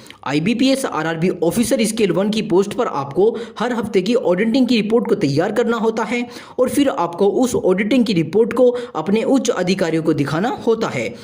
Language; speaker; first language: Hindi; native; Hindi